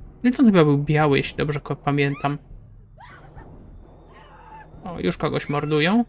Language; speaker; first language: Polish; native; Polish